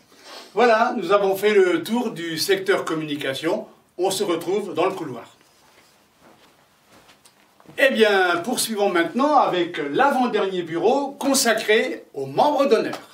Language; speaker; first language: French; native; French